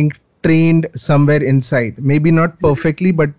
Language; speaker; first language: English; non-native, local second language; Hindi